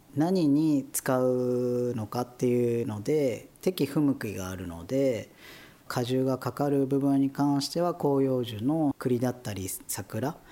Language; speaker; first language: Japanese; native; Japanese